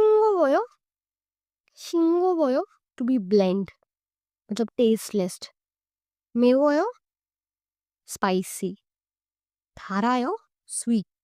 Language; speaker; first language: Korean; non-native, learner; Hindi